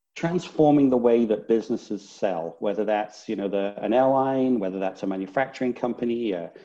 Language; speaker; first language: English; native; English